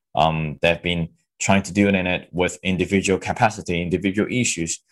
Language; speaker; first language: English; non-native, local second language; Cantonese